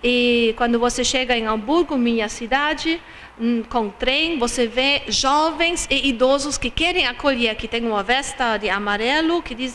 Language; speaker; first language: Portuguese; non-native, fluent; German